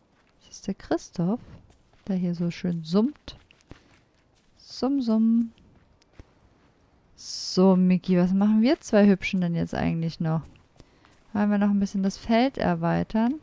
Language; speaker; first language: German; native; German